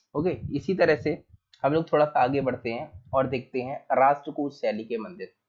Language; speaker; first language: Hindi; native; Hindi